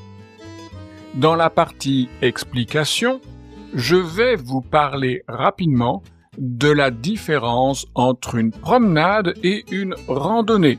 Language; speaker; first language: French; native; French